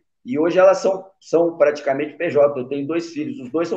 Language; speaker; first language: Portuguese; native; Portuguese